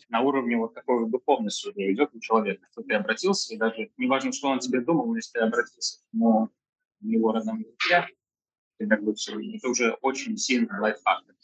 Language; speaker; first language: Russian; native; Russian